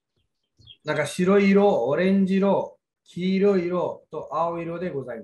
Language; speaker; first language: Japanese; non-native, fluent; Hindi